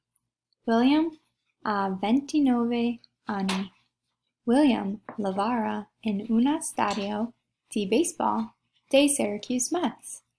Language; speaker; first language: Italian; non-native, learner; English